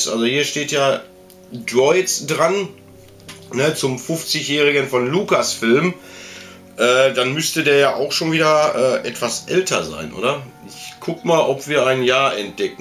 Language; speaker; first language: German; native; German